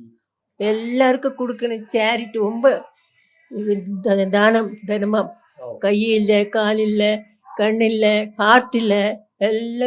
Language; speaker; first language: Tamil; non-native, learner; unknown